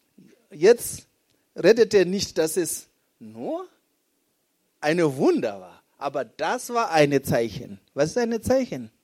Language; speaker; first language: German; non-native, fluent; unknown